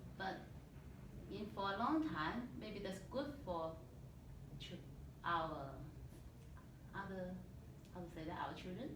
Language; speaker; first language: English; non-native, learner; Chinese